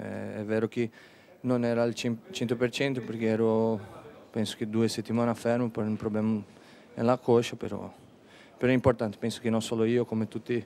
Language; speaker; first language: Italian; non-native, fluent; Spanish